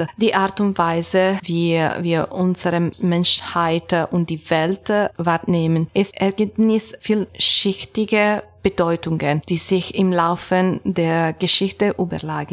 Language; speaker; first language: German; non-native, learner; Italian